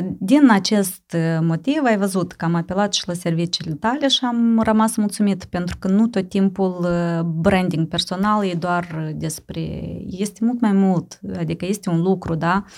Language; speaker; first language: Romanian; native; Romanian